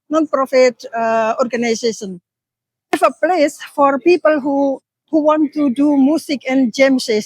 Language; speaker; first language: English; non-native, learner; Indonesian